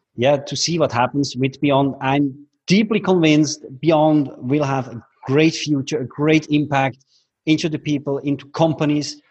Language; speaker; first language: English; non-native, fluent; German